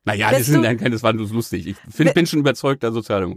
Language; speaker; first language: German; native; German